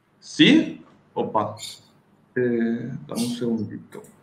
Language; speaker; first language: Spanish; native; Spanish